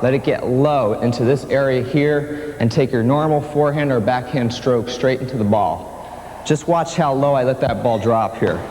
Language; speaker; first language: English; native; English